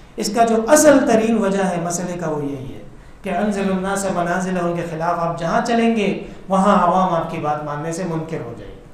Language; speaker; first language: Urdu; non-native, local second language; Pashto